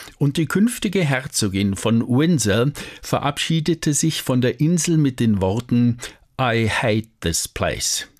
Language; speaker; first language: German; native; German